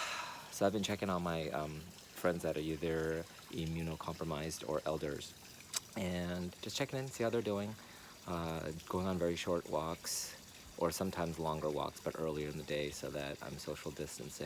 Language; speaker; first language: English; native; English